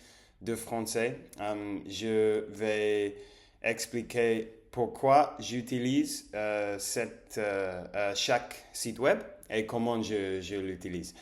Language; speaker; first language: French; non-native, learner; English